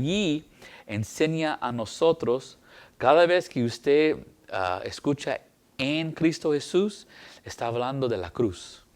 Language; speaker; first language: Spanish; early bilingual, heritage; English